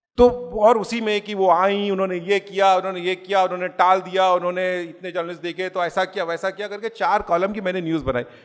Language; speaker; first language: Hindi; native; Hindi